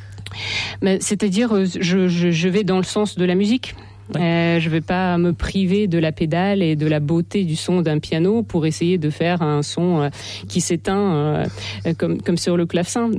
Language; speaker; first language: French; non-native, fluent; Ukrainian